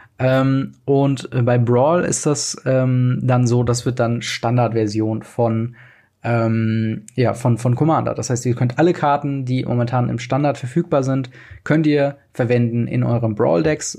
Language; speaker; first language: German; native; German